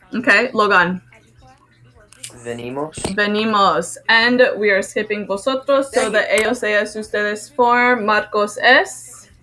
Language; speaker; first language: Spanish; non-native, fluent; English